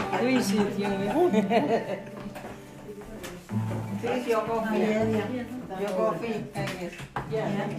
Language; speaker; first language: Dutch; non-native, learner; Indonesian